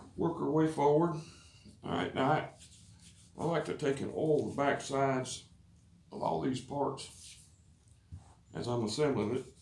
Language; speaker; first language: English; native; English